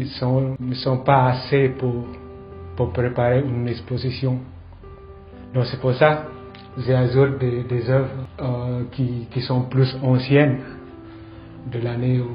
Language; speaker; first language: French; non-native, fluent; Indonesian